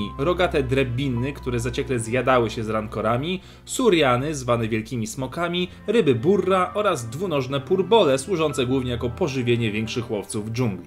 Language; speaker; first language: Polish; native; Polish